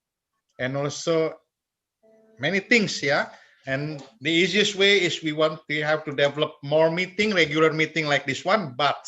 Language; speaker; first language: English; non-native, fluent; Indonesian